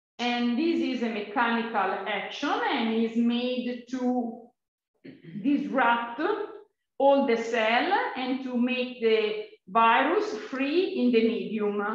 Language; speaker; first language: English; non-native, fluent; Italian